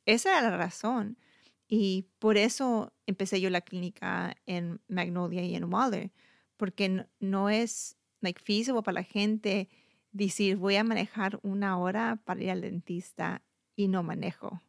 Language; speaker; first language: Spanish; early bilingual, heritage; Spanish